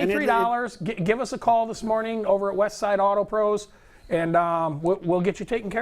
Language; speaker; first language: English; native; English